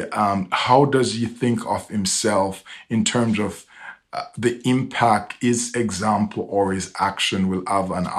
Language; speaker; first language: English; non-native, local second language; Jamaican Creole English